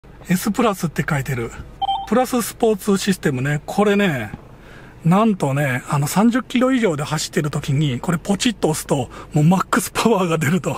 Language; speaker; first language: Japanese; native; Japanese